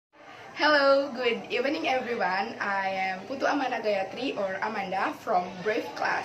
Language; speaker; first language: English; non-native, learner; Indonesian